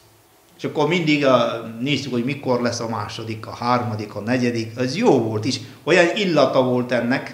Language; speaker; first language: Hungarian; non-native, fluent; Malayalam